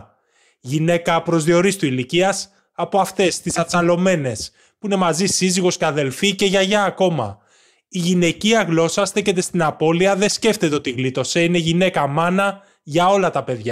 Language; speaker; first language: Greek; native; Greek